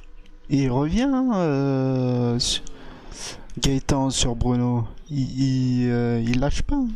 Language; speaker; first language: French; native; French